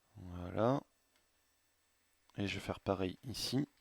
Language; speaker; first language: French; native; French